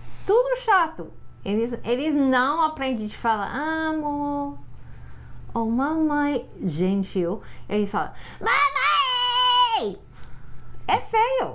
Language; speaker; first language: Portuguese; non-native, fluent; English